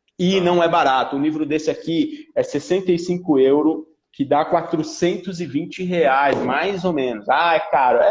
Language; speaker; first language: Portuguese; early bilingual, other home language; Italian